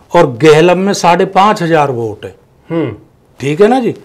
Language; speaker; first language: Hindi; native; Hindi